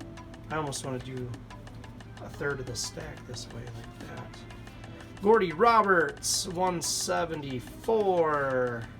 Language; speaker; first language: English; native; English